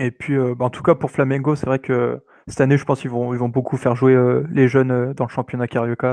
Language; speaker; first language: French; native; French